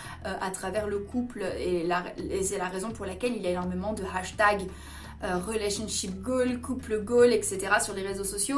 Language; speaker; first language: French; native; French